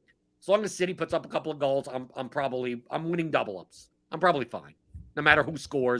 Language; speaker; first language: English; native; English